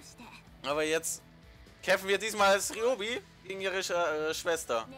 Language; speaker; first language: German; native; German